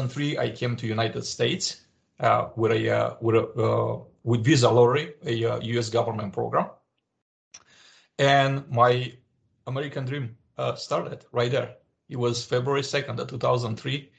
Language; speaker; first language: English; non-native, fluent; Romanian